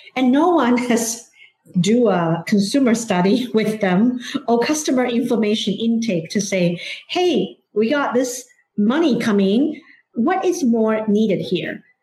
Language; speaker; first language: English; non-native, fluent; Chinese